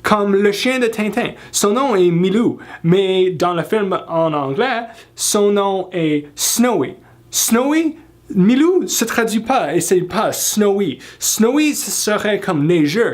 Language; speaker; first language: French; non-native, fluent; English